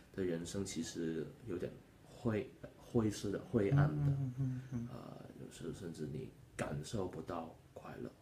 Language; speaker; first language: Chinese; non-native, local second language; Cantonese